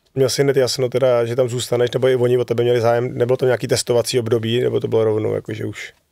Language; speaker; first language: Czech; native; Czech